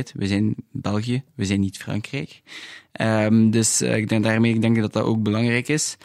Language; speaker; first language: Dutch; non-native, local second language; French